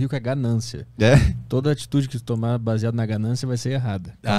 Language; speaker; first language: Portuguese; native; Portuguese